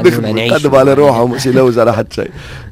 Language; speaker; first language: Arabic; native; Arabic